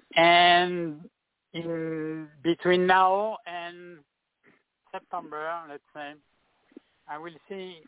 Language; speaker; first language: English; non-native, fluent; French